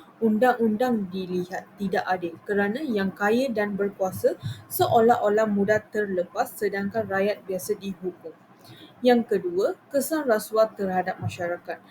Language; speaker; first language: Malay; non-native, local second language; Tamil